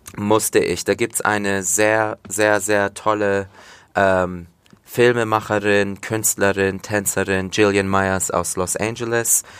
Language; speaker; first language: German; early bilingual, other home language; Turkish